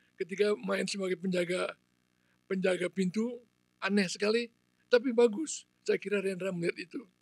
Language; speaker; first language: Indonesian; non-native, local second language; Balinese